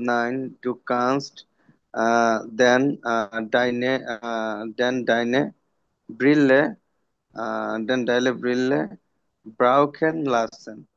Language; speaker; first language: German; non-native, learner; Bangla